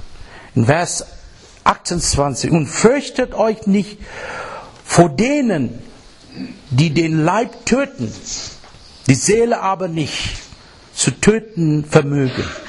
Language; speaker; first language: German; non-native, fluent; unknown